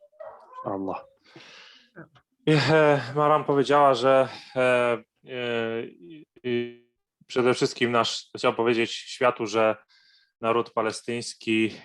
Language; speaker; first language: Polish; non-native, fluent; Arabic